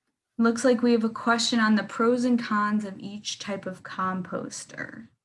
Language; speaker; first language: English; native; English